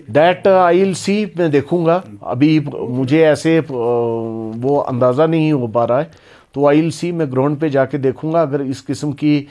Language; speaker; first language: Hindi; non-native, local second language; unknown